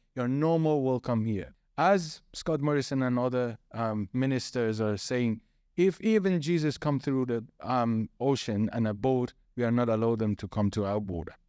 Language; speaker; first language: English; non-native, fluent; Persian